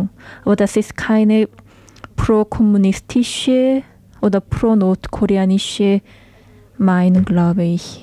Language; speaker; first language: German; non-native, learner; Korean